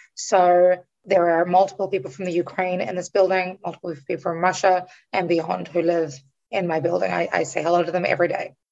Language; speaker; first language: English; native; English